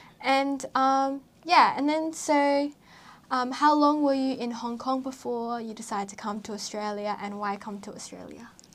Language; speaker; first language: English; native; English